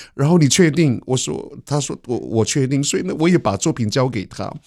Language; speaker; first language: Chinese; native; Chinese